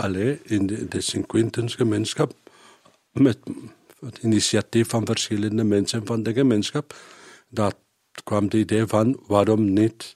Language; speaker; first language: Dutch; non-native, learner; Spanish